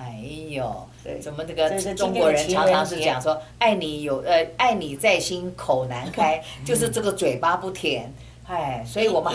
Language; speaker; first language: Chinese; native; Chinese